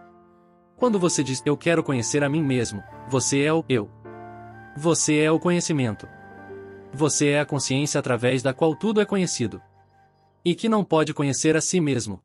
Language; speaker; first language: Portuguese; native; Portuguese